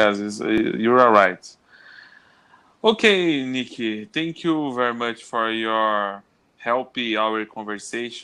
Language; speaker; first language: English; non-native, learner; Portuguese